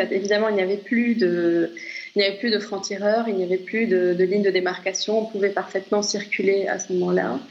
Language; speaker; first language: French; non-native, local second language; Arabic